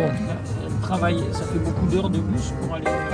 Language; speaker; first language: French; native; French